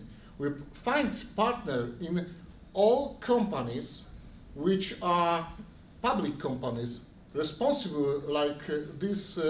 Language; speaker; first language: English; non-native, learner; Polish